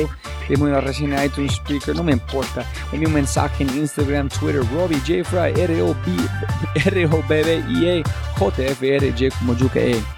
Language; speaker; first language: Spanish; non-native, fluent; English